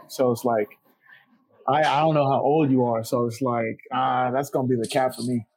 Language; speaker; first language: English; native; English